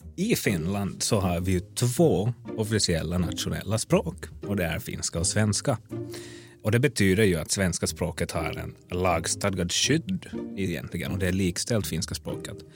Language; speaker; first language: Swedish; native; Swedish